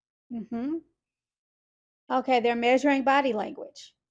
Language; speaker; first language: English; native; English